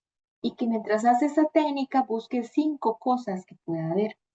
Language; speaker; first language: Spanish; native; Spanish